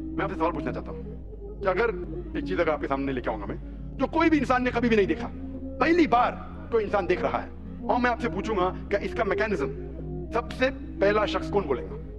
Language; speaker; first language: Hindi; non-native, local second language; Konkani